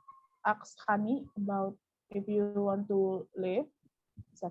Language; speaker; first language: English; non-native, learner; Indonesian